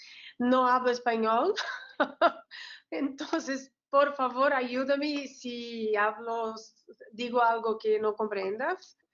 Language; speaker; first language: Spanish; non-native, learner; Portuguese